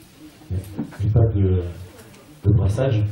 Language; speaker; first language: French; native; French